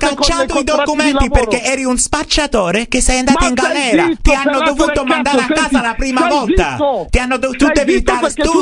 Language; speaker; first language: Italian; non-native, fluent; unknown